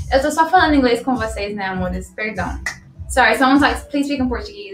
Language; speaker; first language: Portuguese; early bilingual, heritage; Portuguese